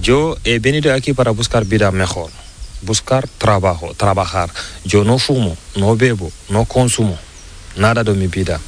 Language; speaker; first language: Spanish; non-native, learner; Fula